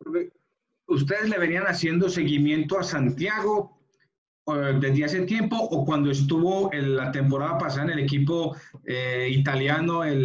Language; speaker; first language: Spanish; native; Spanish